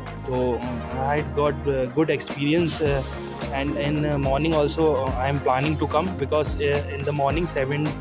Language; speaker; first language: English; non-native, local second language; Hindi